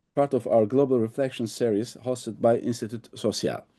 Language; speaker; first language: English; non-native, fluent; Turkish